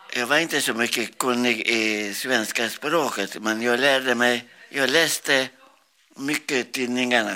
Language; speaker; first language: Swedish; non-native, learner; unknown